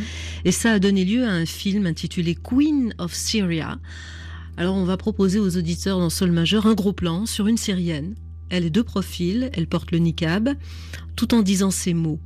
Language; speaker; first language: French; native; French